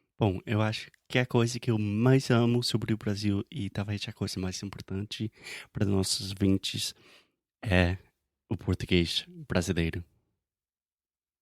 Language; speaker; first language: Portuguese; non-native, fluent; English